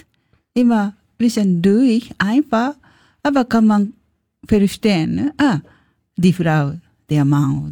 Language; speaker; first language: German; non-native, learner; Japanese